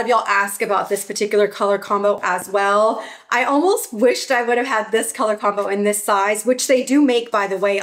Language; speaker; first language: English; native; English